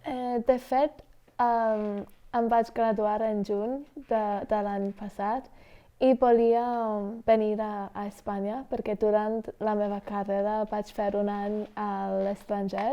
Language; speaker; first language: Catalan; non-native, fluent; English